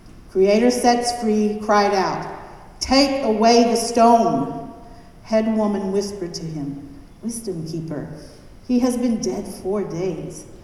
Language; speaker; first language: English; native; English